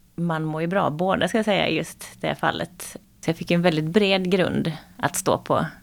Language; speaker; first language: Swedish; native; Swedish